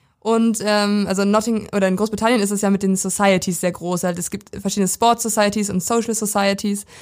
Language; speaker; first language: German; native; German